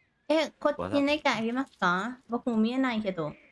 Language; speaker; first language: Japanese; non-native, learner; Thai